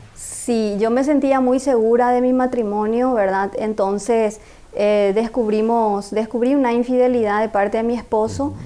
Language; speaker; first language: Spanish; native; Spanish